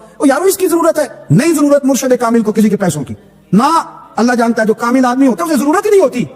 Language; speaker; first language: Urdu; non-native, local second language; Punjabi